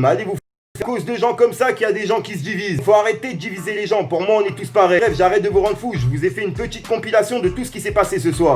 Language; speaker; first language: French; native; French